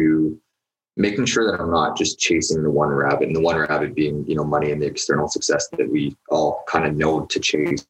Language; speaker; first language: English; native; English